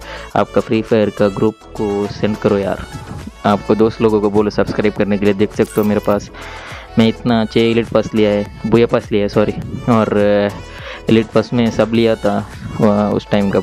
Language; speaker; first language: Hindi; non-native, local second language; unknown